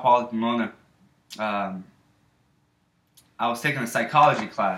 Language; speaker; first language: English; native; English